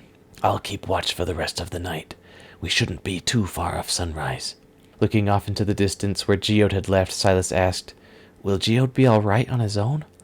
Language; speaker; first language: English; native; English